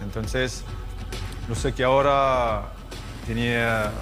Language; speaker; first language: Spanish; non-native, fluent; French